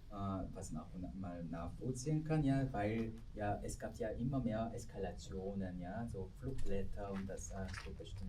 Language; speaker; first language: German; non-native, fluent; Korean